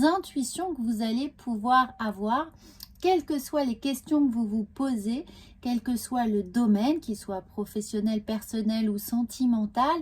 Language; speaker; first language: French; native; French